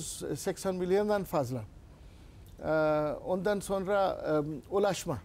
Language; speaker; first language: Turkish; non-native, learner; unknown